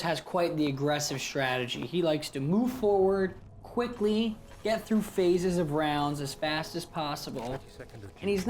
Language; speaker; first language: English; native; English